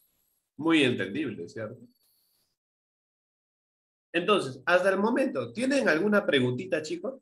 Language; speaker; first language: Spanish; native; Spanish